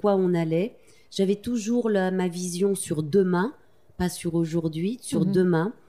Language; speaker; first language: French; native; French